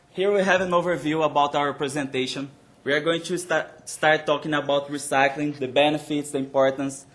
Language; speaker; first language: English; non-native, fluent; Portuguese